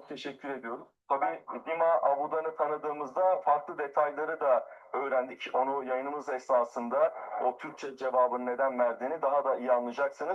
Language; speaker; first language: Turkish; native; Turkish